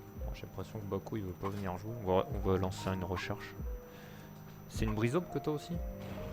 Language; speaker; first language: French; native; French